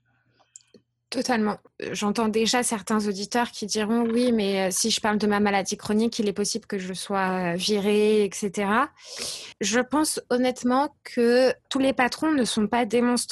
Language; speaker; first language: French; native; French